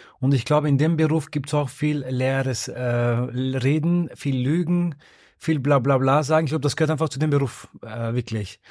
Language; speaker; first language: German; early bilingual, other home language; Turkish